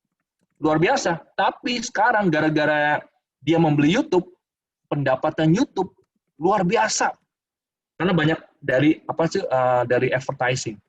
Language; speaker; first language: Indonesian; native; Indonesian